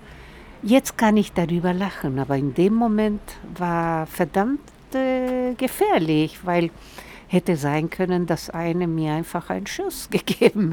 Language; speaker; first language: German; non-native, fluent; Spanish